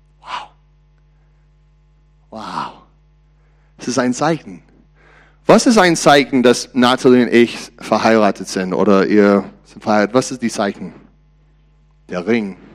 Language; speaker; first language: German; non-native, learner; English